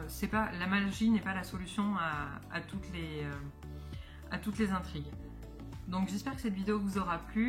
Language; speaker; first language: French; native; French